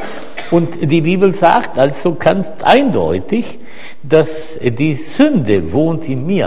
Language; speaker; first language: German; non-native, fluent; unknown